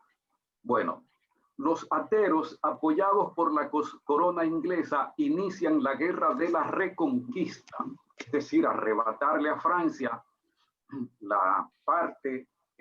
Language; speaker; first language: Spanish; native; Spanish